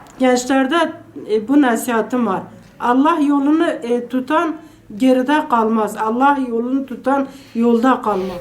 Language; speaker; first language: Turkish; non-native, local second language; Kurdish